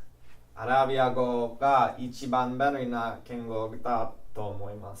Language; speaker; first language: Japanese; non-native, learner; English